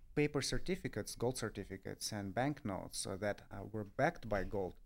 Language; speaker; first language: English; non-native, fluent; Russian